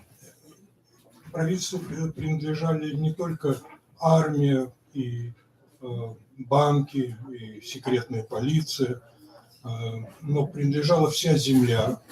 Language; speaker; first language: Russian; native; Russian